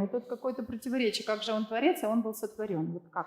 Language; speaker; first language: Russian; native; Russian